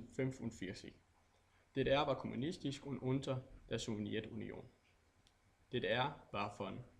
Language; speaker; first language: German; non-native, learner; Danish